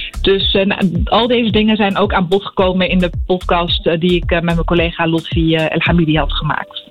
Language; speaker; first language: Dutch; early bilingual, other home language; Arabic